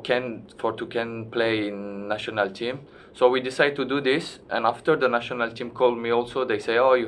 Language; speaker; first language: English; non-native, learner; French